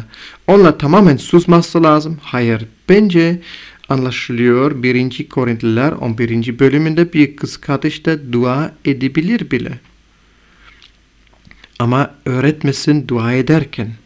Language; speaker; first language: Turkish; non-native, fluent; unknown